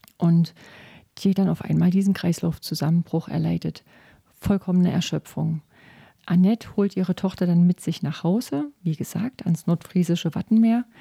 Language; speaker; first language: German; native; German